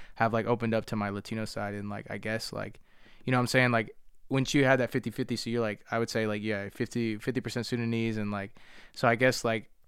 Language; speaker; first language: English; early bilingual, other home language; Spanish